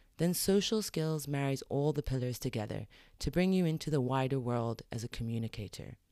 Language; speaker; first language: English; early bilingual, other home language; Arabic